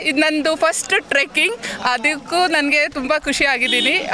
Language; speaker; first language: Kannada; non-native, learner; Hindi